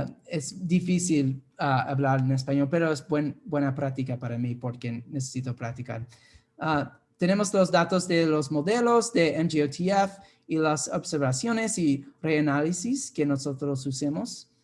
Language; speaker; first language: Spanish; non-native, fluent; English